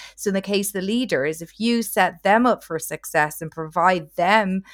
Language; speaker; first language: English; native; English